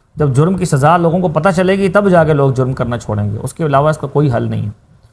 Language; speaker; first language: Urdu; native; Urdu